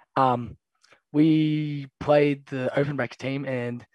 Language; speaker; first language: English; native; English